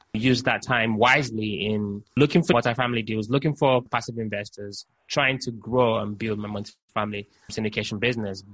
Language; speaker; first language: English; non-native, local second language; Yoruba